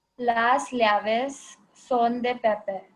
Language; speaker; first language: Spanish; non-native, learner; Telugu